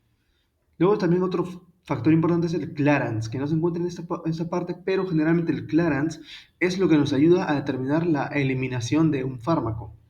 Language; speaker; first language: Spanish; native; Spanish